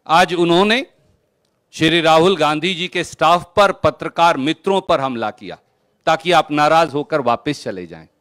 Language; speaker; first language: Hindi; native; Hindi